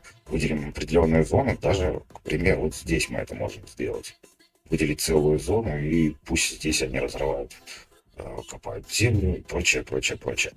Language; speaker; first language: Russian; native; Russian